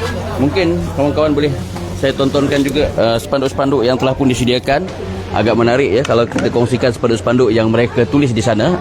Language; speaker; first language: Malay; native; Malay